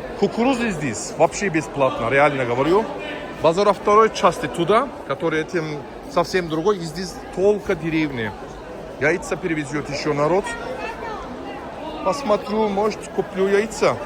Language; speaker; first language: Russian; non-native, learner; Turkish